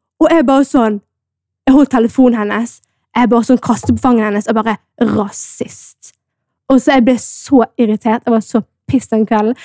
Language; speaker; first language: Norwegian; early bilingual, other home language; Amharic